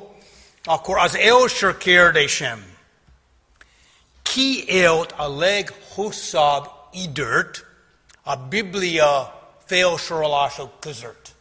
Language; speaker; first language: Hungarian; non-native, fluent; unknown